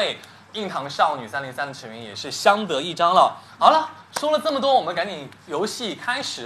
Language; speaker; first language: Chinese; native; Chinese